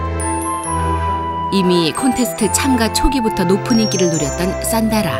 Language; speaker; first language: Korean; native; Korean